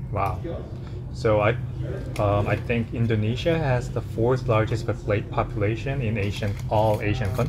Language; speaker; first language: English; non-native, fluent; Korean